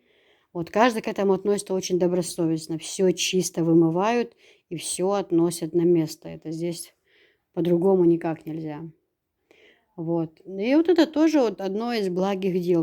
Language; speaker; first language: Russian; native; Russian